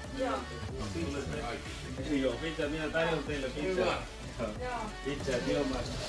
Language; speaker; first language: Finnish; non-native, learner; Bangla